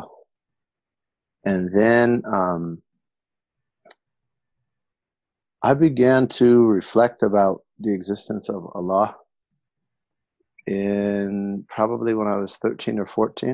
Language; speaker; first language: English; native; English